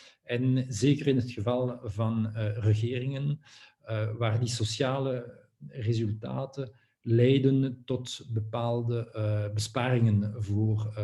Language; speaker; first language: Dutch; non-native, local second language; French